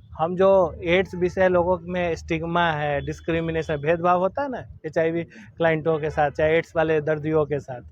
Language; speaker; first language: Hindi; non-native, local second language; Gujarati